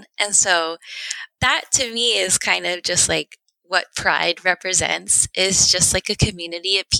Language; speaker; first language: English; early bilingual, other home language; Spanish